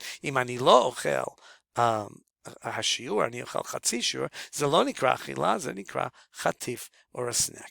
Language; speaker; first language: Hebrew; non-native, fluent; English